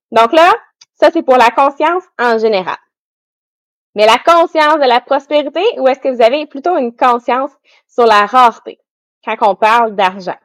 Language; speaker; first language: French; native; French